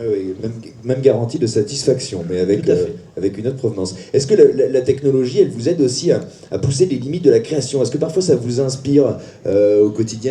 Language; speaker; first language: French; native; French